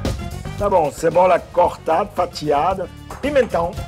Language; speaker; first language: Portuguese; non-native, fluent; French